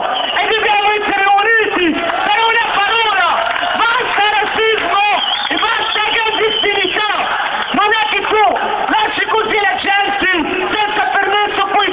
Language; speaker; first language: Italian; non-native, fluent; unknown